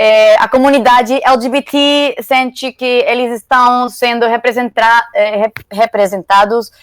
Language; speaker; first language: Portuguese; non-native, learner; Spanish